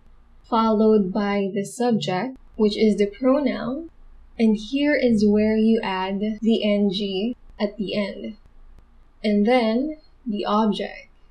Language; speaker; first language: English; non-native, local second language; Filipino